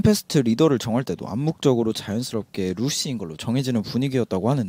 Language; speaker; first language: Korean; native; Korean